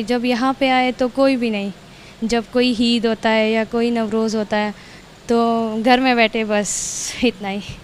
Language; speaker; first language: Hindi; non-native, fluent; Persian